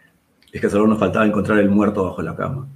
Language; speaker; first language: Spanish; native; Spanish